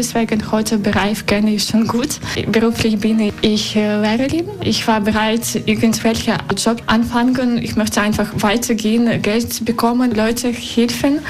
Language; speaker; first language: German; non-native, learner; Russian